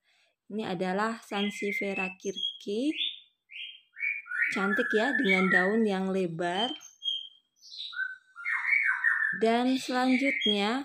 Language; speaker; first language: Indonesian; native; Indonesian